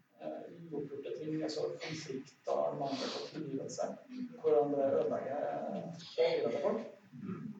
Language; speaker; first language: Norwegian; native; Norwegian